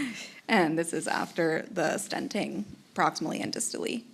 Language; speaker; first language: English; native; English